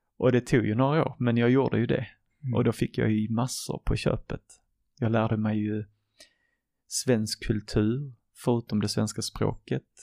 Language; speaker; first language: Swedish; early bilingual, other home language; Arabic